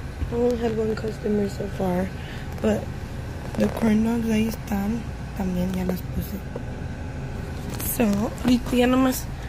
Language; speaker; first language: English; early bilingual, other home language; Spanish